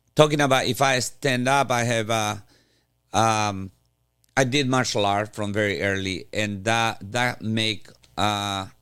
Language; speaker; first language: English; non-native, fluent; Spanish